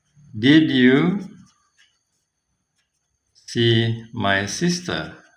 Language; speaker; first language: English; non-native, fluent; Indonesian